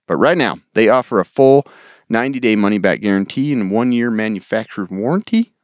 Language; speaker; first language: English; native; English